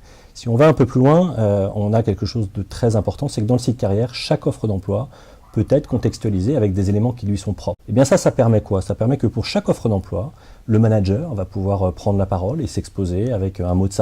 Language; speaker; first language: French; native; French